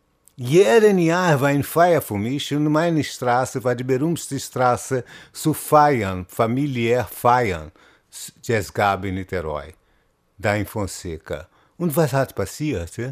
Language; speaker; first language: German; non-native, fluent; Portuguese